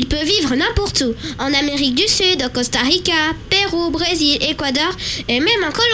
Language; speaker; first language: French; native; French